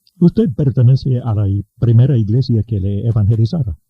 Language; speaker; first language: Spanish; native; Spanish